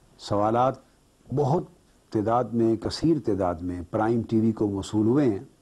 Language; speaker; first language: Urdu; native; Urdu